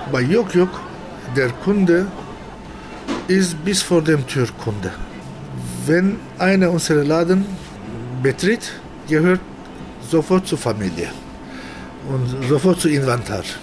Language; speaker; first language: German; non-native, fluent; Turkish